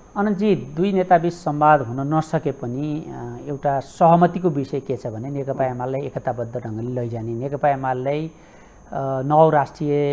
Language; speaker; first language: Nepali; native; Nepali